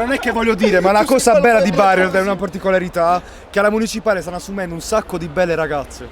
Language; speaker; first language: Italian; native; Italian